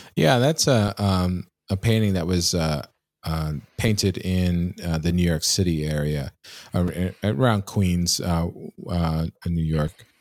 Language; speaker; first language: English; native; English